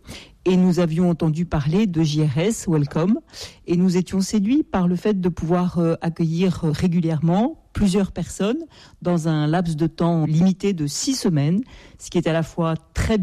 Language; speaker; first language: French; native; French